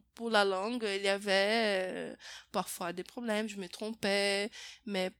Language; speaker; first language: French; non-native, fluent; Portuguese